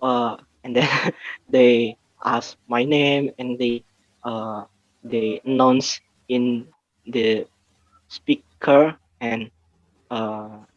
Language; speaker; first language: English; non-native, learner; Indonesian